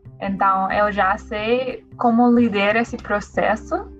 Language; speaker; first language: Portuguese; non-native, learner; English